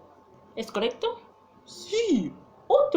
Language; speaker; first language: Spanish; non-native, fluent; English